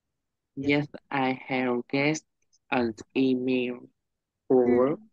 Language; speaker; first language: English; non-native, learner; Vietnamese